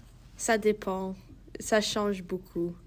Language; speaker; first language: French; early bilingual, heritage; French